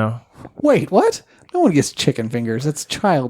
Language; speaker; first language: English; native; English